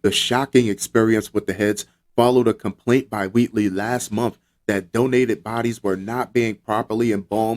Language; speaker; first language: English; native; English